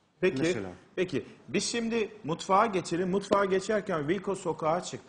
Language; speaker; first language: Turkish; native; Turkish